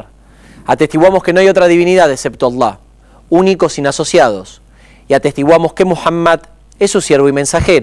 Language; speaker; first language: Spanish; native; Spanish